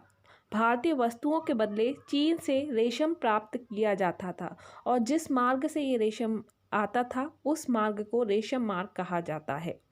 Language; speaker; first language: Hindi; native; Hindi